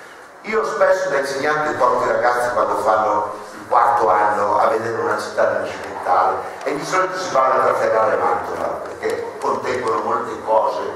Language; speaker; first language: Italian; native; Italian